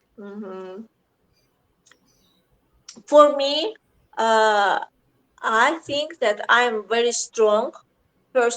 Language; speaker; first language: English; non-native, learner; Azerbaijani